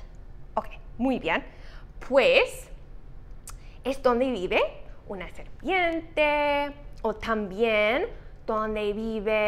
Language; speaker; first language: Spanish; non-native, fluent; English